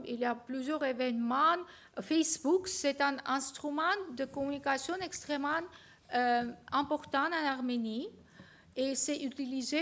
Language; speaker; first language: French; non-native, fluent; Armenian